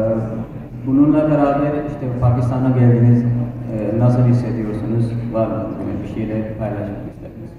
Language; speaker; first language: Turkish; non-native, fluent; Urdu